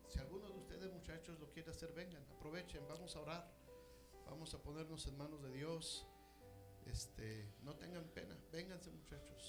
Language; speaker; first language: Spanish; native; Spanish